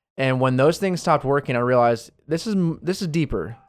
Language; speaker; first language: English; native; English